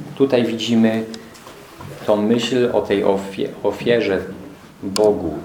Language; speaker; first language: Polish; non-native, fluent; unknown